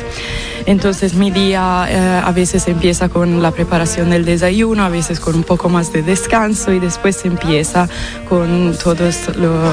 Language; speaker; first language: Spanish; non-native, fluent; Italian